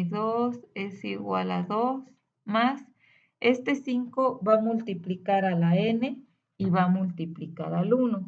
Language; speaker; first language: Spanish; native; Spanish